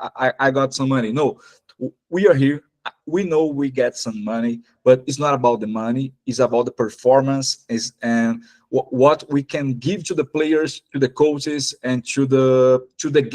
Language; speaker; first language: English; non-native, fluent; Portuguese